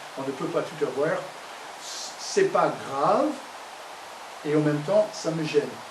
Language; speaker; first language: French; non-native, fluent; English